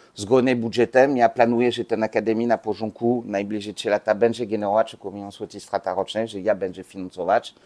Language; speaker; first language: Polish; non-native, learner; French